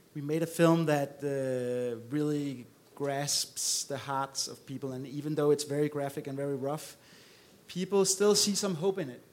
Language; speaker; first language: English; non-native, fluent; Danish